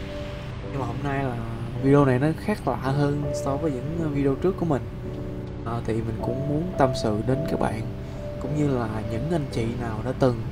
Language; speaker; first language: Vietnamese; native; Vietnamese